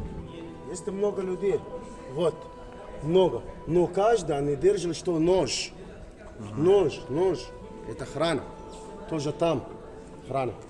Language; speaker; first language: Russian; non-native, learner; Arabic